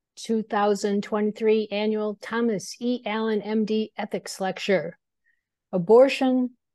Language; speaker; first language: English; native; English